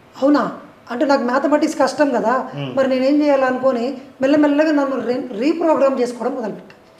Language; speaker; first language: Telugu; native; Telugu